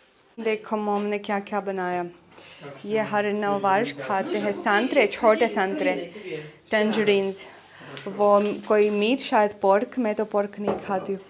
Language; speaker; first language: Hindi; non-native, fluent; Russian